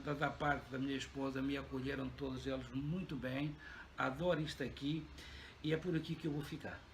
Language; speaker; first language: Portuguese; native; Portuguese